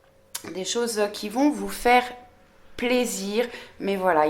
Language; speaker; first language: French; native; French